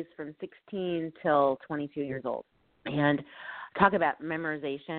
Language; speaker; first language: English; native; English